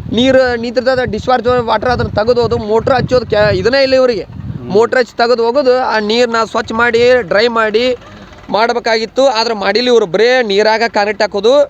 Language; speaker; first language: Kannada; native; Kannada